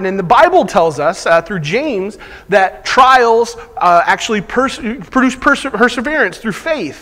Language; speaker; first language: English; native; English